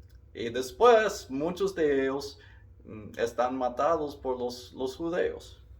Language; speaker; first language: Spanish; non-native, learner; English